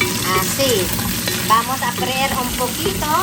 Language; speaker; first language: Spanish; non-native, fluent; Filipino